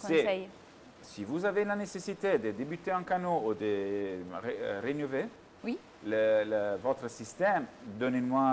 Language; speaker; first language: French; non-native, fluent; Italian